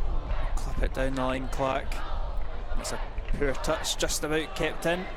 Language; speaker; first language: English; native; English